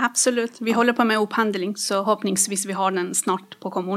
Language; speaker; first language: Swedish; non-native, fluent; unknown